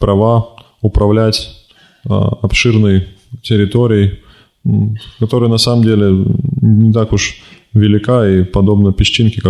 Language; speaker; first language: Russian; native; Russian